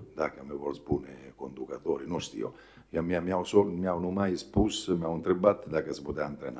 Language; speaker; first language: Romanian; non-native, fluent; Italian